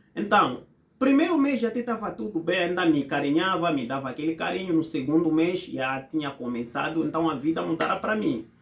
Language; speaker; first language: Portuguese; non-native, fluent; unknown